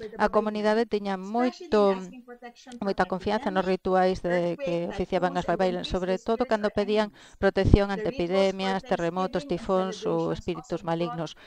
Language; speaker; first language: Galician; non-native, fluent; Filipino